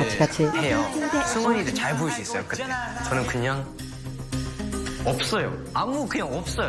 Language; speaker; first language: Korean; non-native, learner; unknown